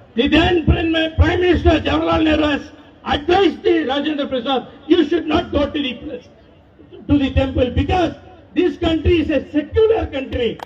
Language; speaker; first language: English; non-native, local second language; Tamil